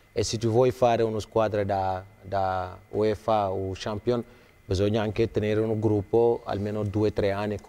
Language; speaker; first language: Italian; non-native, fluent; Wolof